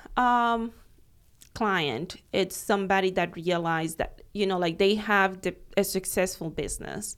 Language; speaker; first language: English; non-native, fluent; Spanish